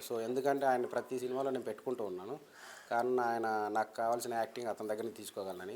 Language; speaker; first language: Telugu; native; Telugu